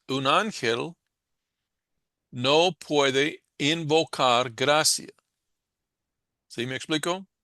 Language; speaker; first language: Spanish; non-native, fluent; English